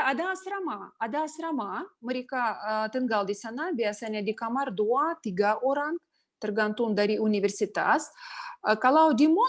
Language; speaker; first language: Indonesian; non-native, learner; Russian